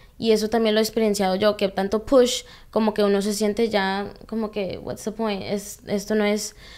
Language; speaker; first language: Spanish; early bilingual, heritage; Spanish